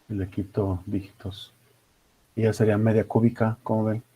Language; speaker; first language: Spanish; native; Spanish